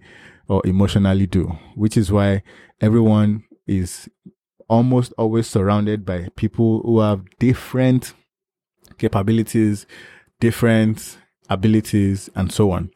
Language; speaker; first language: English; non-native, local second language; Yoruba